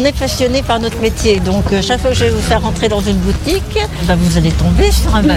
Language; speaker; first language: French; native; French